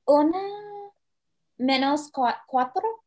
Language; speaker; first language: Spanish; non-native, learner; English